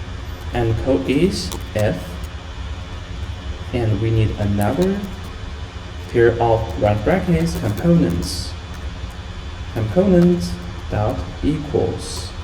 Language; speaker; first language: English; non-native, fluent; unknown